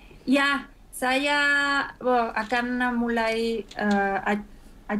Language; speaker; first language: Indonesian; non-native, fluent; Spanish